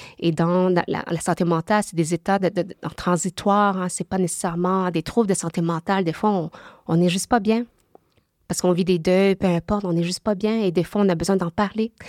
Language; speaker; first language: French; early bilingual, other home language; Vietnamese